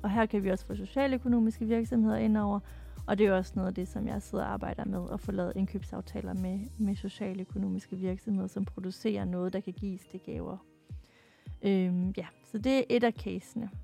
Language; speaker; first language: Danish; native; Danish